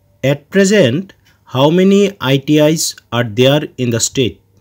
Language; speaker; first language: English; non-native, local second language; Bangla